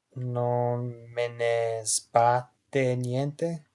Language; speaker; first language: Italian; non-native, learner; English